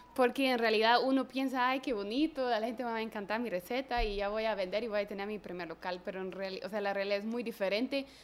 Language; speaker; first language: Spanish; non-native, fluent; German